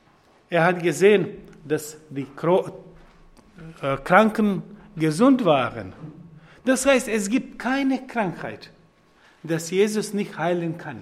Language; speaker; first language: German; non-native, fluent; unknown